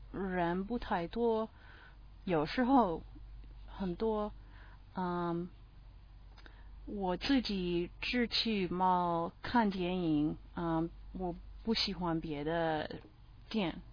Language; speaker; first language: Chinese; non-native, learner; English